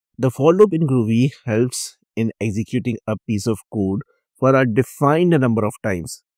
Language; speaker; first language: English; non-native, local second language; Urdu